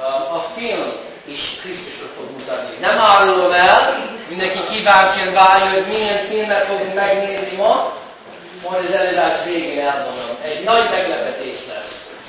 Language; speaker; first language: Hungarian; native; Hungarian